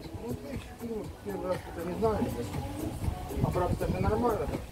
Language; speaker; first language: Russian; non-native, fluent; Lithuanian